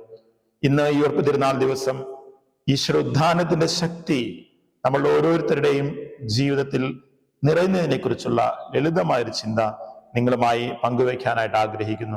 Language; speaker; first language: Malayalam; native; Malayalam